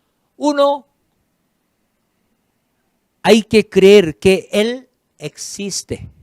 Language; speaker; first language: Spanish; non-native, fluent; Korean